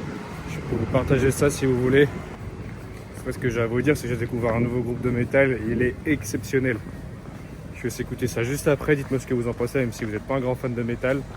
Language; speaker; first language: French; native; French